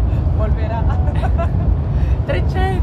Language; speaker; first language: Italian; non-native, learner; French